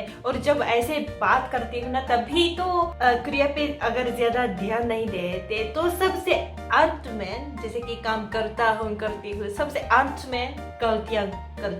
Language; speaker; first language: Hindi; non-native, fluent; Japanese